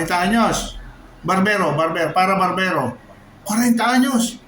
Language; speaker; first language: Spanish; non-native, learner; Filipino